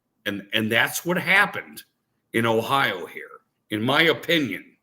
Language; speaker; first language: English; native; English